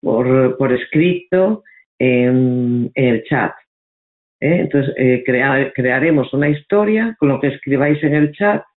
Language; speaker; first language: Spanish; native; Spanish